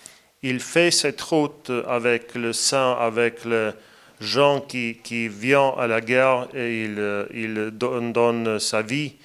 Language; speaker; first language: French; non-native, fluent; Latvian